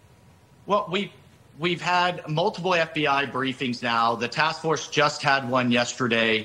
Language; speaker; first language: English; native; English